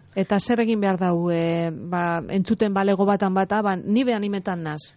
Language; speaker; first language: Basque; native; Basque